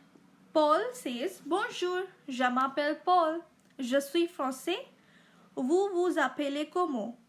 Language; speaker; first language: French; non-native, fluent; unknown